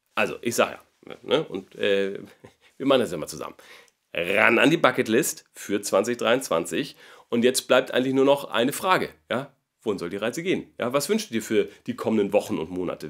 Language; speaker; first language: German; native; German